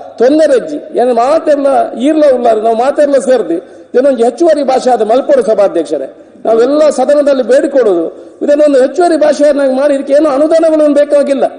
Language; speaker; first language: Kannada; non-native, local second language; Tulu